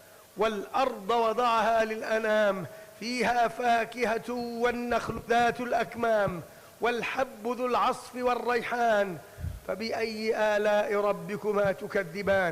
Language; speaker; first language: Arabic; native; Arabic